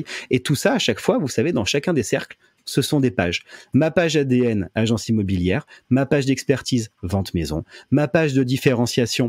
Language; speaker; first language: French; native; French